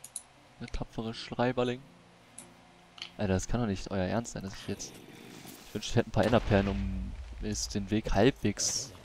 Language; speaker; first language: German; native; German